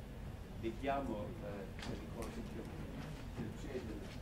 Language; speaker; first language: Italian; non-native, learner; German